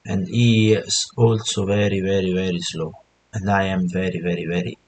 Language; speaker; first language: English; non-native, learner; Italian